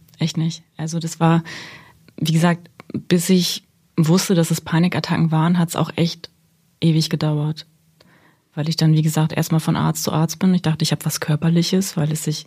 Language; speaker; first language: German; early bilingual, other home language; Russian